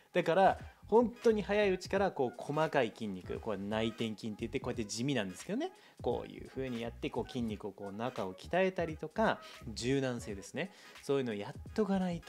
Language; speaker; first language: Japanese; native; Japanese